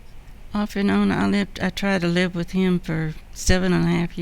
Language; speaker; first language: English; native; English